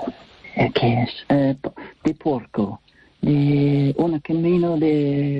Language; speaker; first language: Spanish; non-native, learner; English